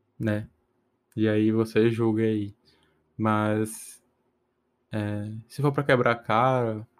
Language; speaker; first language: Portuguese; native; Portuguese